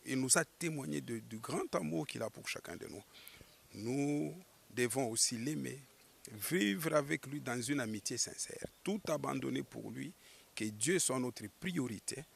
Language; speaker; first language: French; non-native, local second language; Lingala